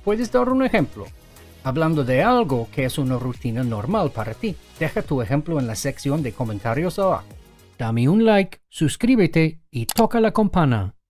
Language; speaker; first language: Spanish; non-native, fluent; English